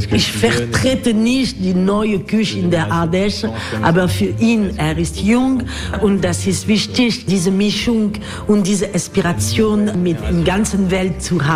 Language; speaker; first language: German; non-native, learner; French